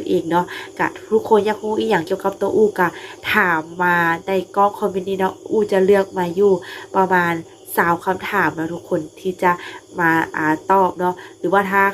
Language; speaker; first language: Thai; non-native, local second language; Northeastern Thai